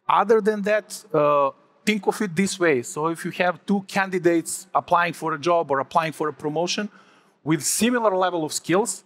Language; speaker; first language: English; non-native, fluent; Serbian